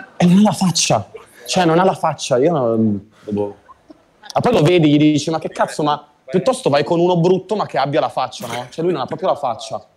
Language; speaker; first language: Italian; native; Italian